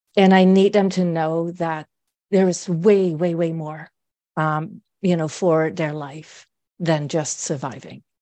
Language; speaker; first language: English; non-native, fluent; Dutch